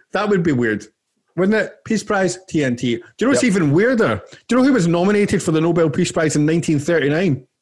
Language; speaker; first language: English; native; English